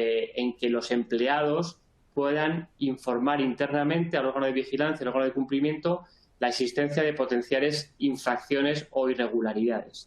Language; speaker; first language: Spanish; native; Spanish